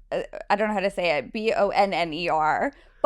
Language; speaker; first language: English; native; English